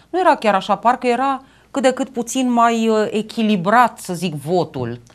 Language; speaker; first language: Romanian; native; Romanian